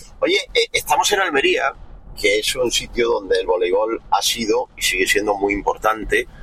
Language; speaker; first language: Spanish; native; Spanish